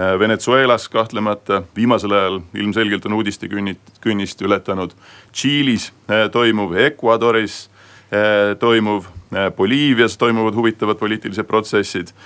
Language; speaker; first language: Estonian; native; Estonian